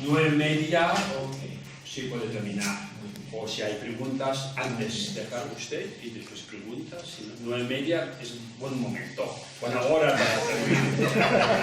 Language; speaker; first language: Spanish; non-native, learner; Tibetan